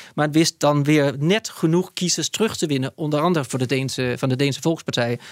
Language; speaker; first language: Dutch; non-native, fluent; Danish